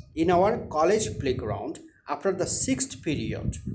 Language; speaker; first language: English; non-native, local second language; Bangla